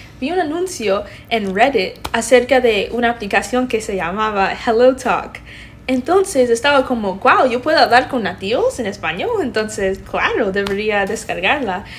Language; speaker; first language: Spanish; non-native, fluent; English